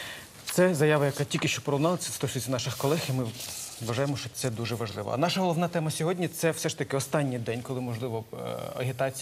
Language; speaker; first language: Ukrainian; native; Ukrainian